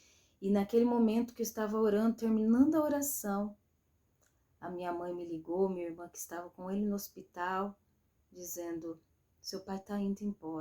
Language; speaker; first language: Portuguese; native; Portuguese